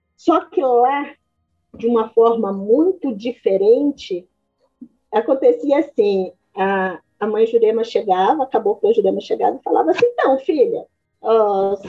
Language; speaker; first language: Portuguese; native; Portuguese